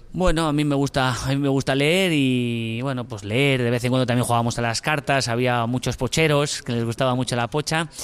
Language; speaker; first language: Spanish; native; Spanish